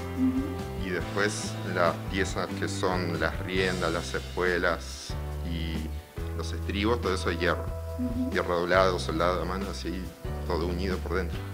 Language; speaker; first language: Spanish; early bilingual, other home language; Russian